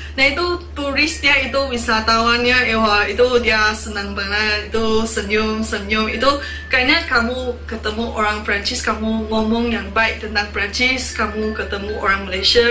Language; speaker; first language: Indonesian; non-native, fluent; Min Nan Chinese